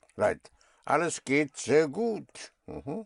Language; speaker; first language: German; non-native, fluent; English